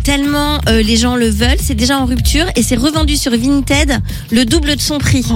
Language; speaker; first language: French; native; French